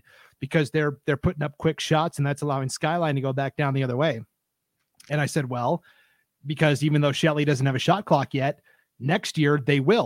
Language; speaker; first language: English; native; English